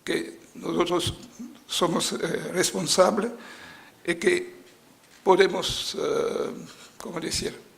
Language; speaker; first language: Spanish; non-native, fluent; French